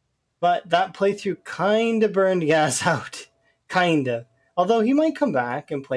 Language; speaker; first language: English; native; English